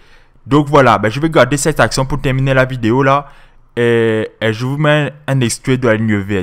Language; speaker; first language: French; native; French